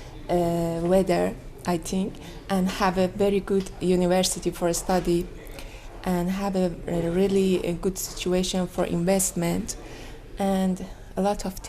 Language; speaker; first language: English; non-native, learner; Persian